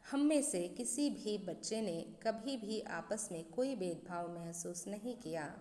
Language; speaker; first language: Hindi; non-native, local second language; Kannada